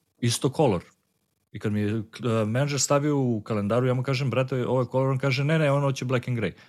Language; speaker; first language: Serbian; native; Serbian